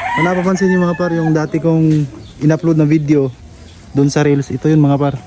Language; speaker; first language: Filipino; non-native, local second language; Cebuano